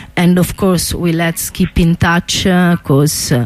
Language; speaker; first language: English; non-native, fluent; Italian